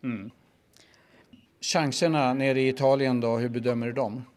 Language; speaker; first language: Swedish; native; Swedish